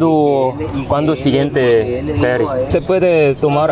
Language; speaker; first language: Spanish; non-native, learner; Korean